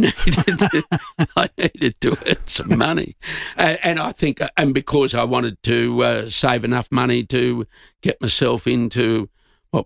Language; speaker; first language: English; native; English